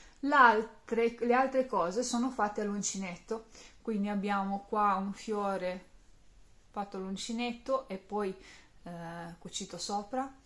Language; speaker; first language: Italian; non-native, fluent; Romanian